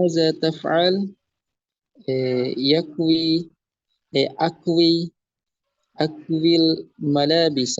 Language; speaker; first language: Arabic; non-native, learner; Indonesian